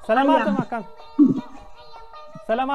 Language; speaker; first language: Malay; non-native, learner; Turkish